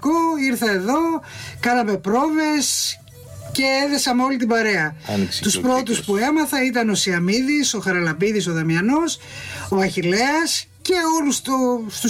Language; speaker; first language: Greek; native; Greek